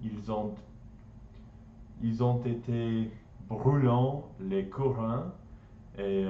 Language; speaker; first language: French; non-native, learner; English